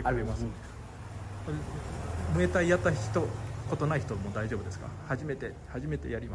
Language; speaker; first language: Japanese; native; Japanese